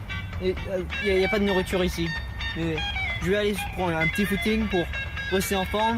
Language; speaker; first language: French; non-native, learner; English